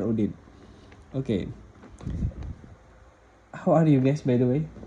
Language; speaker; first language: English; non-native, learner; Indonesian